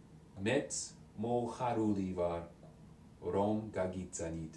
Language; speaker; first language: Georgian; non-native, learner; English